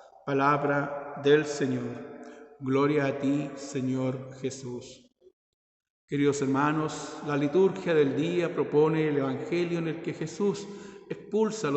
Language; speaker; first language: Spanish; native; Spanish